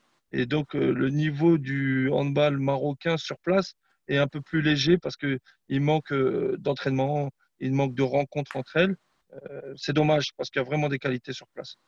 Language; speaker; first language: French; non-native, fluent; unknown